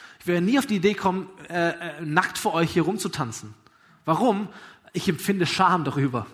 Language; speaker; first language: German; native; German